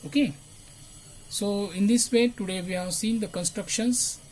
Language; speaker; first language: English; non-native, local second language; Marathi